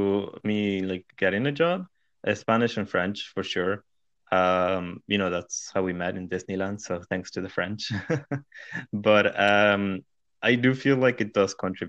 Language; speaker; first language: English; non-native, fluent; Spanish